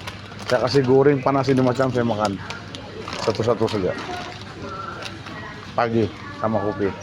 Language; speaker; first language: Indonesian; non-native, learner; Filipino